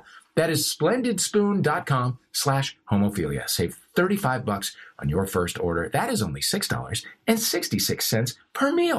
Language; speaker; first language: English; native; English